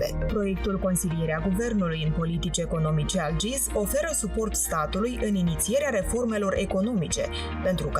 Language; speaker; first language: Romanian; native; Romanian